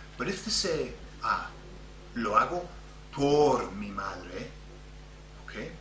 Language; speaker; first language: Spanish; non-native, fluent; English